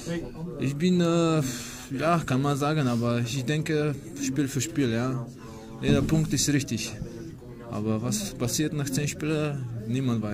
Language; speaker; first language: German; non-native, learner; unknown